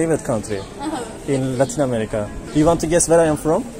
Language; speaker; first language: English; non-native, learner; Turkish